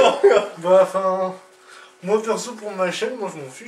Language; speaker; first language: French; native; French